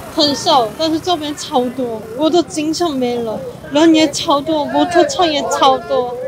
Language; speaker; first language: Chinese; non-native, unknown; Korean